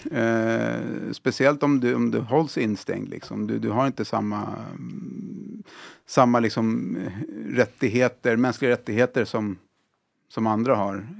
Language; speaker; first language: Swedish; early bilingual, other home language; Arabic